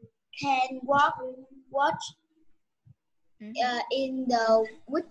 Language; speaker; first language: English; non-native, learner; Vietnamese